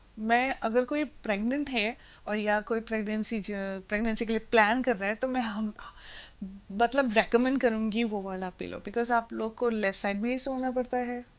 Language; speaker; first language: Hindi; non-native, local second language; Assamese